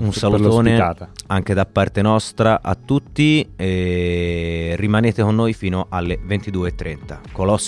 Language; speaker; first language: Italian; native; Italian